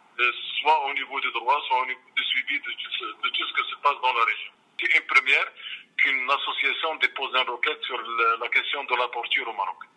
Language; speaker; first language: French; non-native, local second language; Arabic